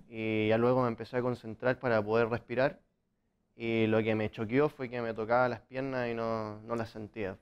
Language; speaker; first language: Spanish; native; Spanish